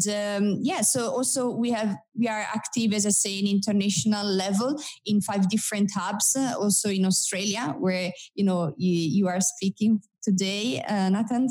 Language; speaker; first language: English; non-native, fluent; Italian